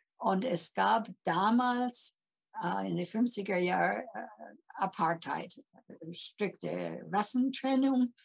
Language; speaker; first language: German; early bilingual, heritage; English